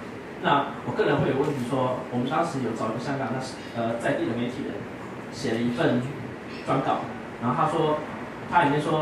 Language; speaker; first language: Chinese; native; Chinese